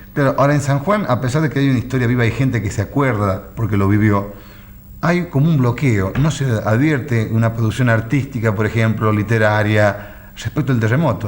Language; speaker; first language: Spanish; native; Spanish